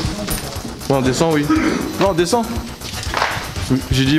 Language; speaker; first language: French; native; French